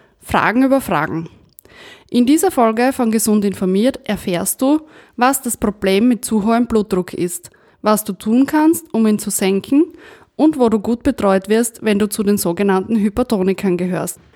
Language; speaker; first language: German; native; German